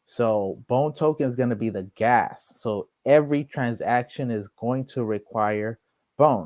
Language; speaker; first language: English; native; English